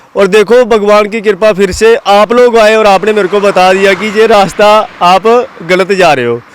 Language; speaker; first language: Hindi; non-native, local second language; Dogri